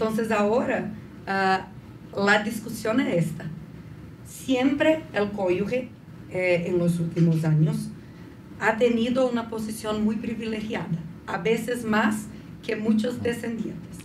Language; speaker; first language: Spanish; non-native, fluent; Portuguese